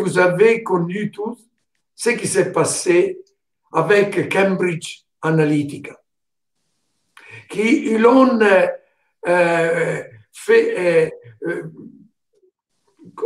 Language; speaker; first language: French; non-native, fluent; Italian